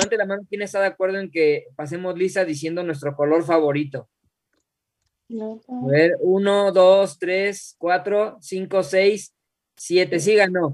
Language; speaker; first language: Spanish; native; Spanish